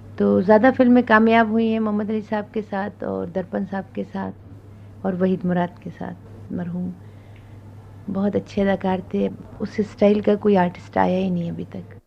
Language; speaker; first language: Urdu; native; Urdu